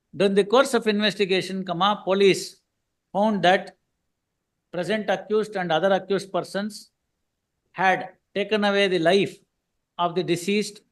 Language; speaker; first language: English; non-native, local second language; Kannada